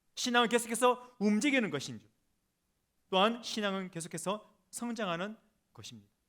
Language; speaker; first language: Korean; native; Korean